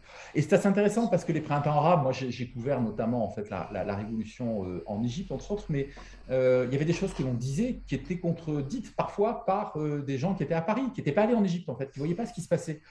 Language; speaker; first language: French; native; French